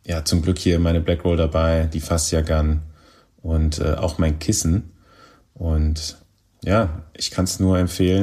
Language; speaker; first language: German; native; German